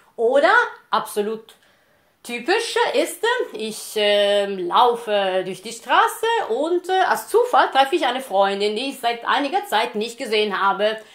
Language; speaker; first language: German; non-native, fluent; Italian